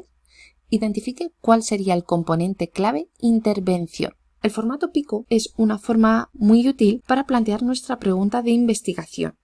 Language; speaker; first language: Spanish; native; Spanish